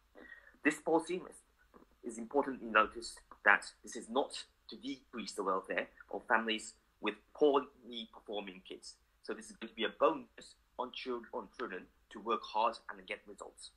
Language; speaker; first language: English; non-native, fluent; Japanese